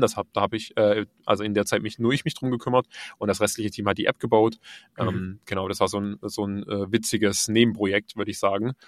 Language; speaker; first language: German; native; German